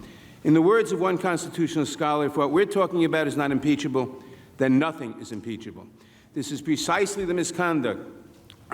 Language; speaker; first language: English; native; English